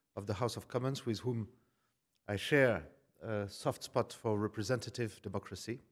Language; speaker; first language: English; non-native, fluent; French